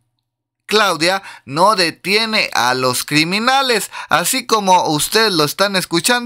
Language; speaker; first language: Spanish; native; Spanish